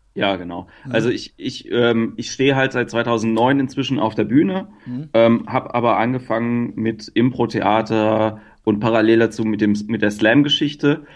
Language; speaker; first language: German; native; German